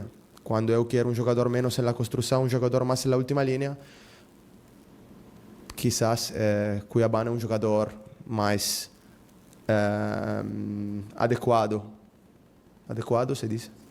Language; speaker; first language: Portuguese; non-native, fluent; Spanish